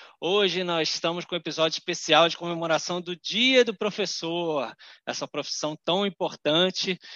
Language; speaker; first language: Portuguese; native; Portuguese